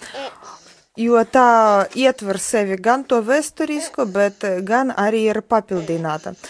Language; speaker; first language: Latvian; non-native, fluent; Polish